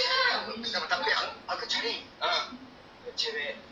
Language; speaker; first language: Indonesian; non-native, learner; Japanese